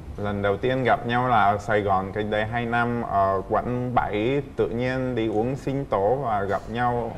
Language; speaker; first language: Vietnamese; non-native, fluent; Czech